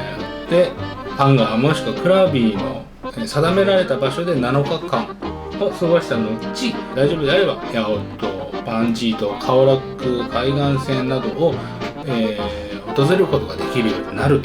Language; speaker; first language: Japanese; native; Japanese